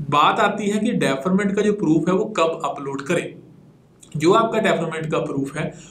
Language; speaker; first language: Hindi; non-native, local second language; Punjabi